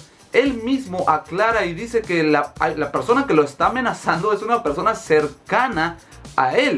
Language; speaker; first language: Spanish; native; Spanish